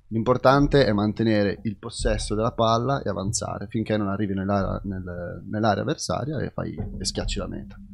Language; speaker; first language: Italian; native; Italian